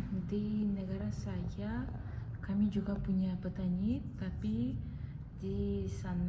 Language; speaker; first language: Indonesian; non-native, learner; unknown